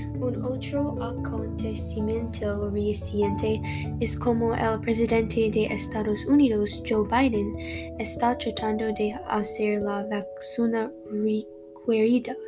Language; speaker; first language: Spanish; non-native, learner; English